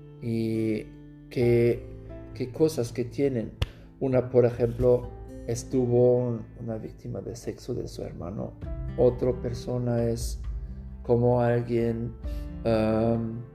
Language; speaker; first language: Spanish; non-native, learner; German